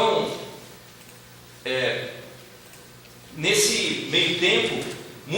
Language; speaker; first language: Portuguese; native; Portuguese